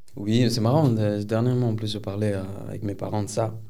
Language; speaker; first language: French; early bilingual, other home language; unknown